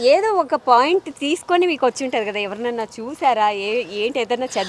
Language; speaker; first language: Telugu; native; Telugu